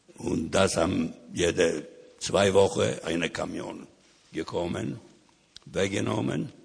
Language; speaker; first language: German; non-native, learner; Ladino